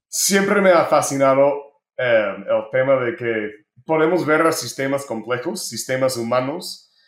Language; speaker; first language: Spanish; non-native, fluent; English